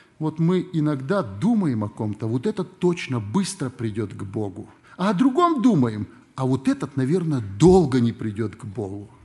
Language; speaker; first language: Russian; native; Russian